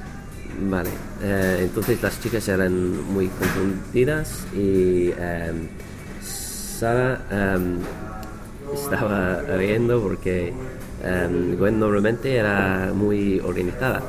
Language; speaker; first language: Spanish; non-native, learner; English